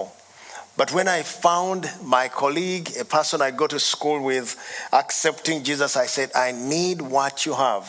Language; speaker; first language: English; non-native, local second language; Ganda